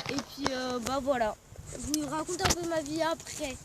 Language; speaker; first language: French; native; French